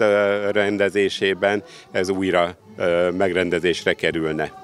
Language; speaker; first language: Hungarian; native; Hungarian